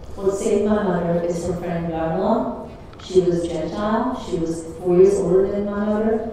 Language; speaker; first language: English; early bilingual, other home language; Czech